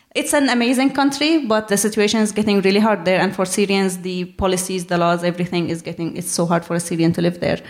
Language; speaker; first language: English; non-native, fluent; Arabic